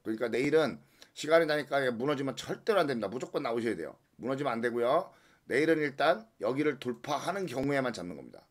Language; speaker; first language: Korean; native; Korean